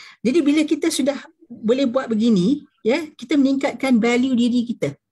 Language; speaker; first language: Malay; native; Malay